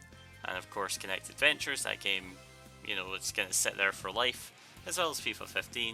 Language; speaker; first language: English; native; English